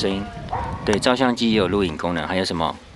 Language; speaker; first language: Chinese; native; Chinese